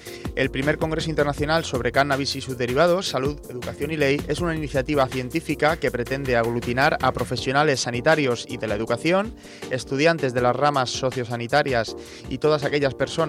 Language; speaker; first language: Spanish; native; Spanish